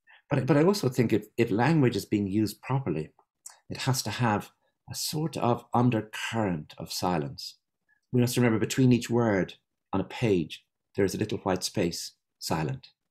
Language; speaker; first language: English; native; English